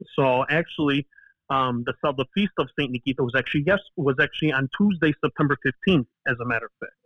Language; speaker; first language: English; early bilingual, other home language; Greek